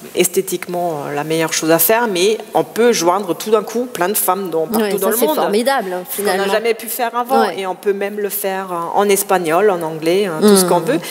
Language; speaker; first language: French; non-native, fluent; German